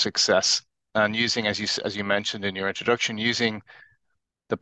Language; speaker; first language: English; native; English